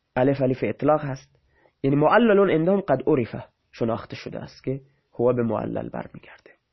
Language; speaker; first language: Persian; non-native, local second language; Baluchi